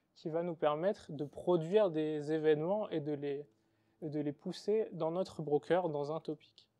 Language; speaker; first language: French; native; French